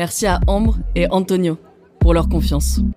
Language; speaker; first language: French; native; French